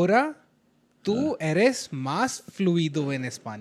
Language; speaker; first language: Spanish; non-native, learner; Hindi